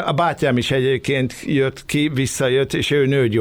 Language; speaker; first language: Hungarian; early bilingual, heritage; Hungarian